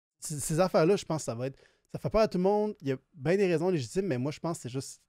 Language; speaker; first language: French; native; French